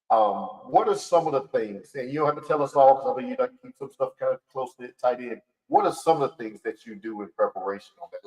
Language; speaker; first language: English; native; English